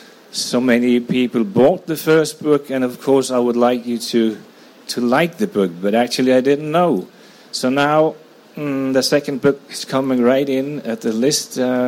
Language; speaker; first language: English; non-native, fluent; Danish